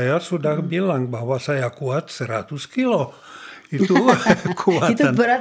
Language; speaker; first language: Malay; non-native, learner; Czech